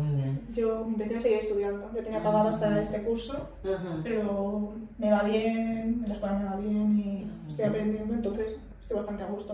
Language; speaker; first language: Spanish; native; Spanish